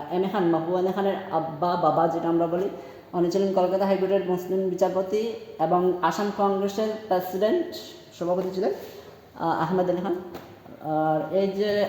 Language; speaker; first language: Bangla; non-native, local second language; Sylheti